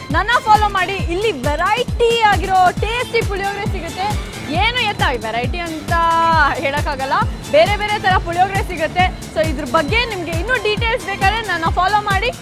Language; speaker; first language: Kannada; native; Kannada